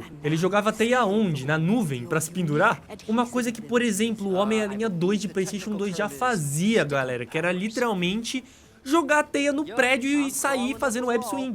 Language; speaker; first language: Portuguese; native; Portuguese